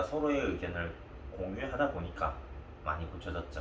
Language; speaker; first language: Korean; native; Korean